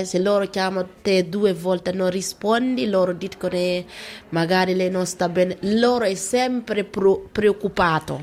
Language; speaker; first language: Italian; non-native, learner; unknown